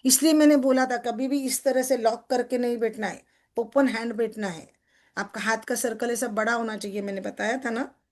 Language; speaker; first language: Hindi; non-native, local second language; Marathi